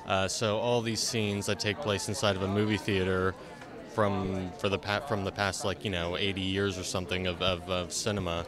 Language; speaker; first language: English; native; English